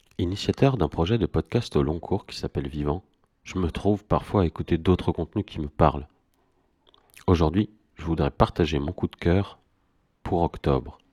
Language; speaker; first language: French; native; French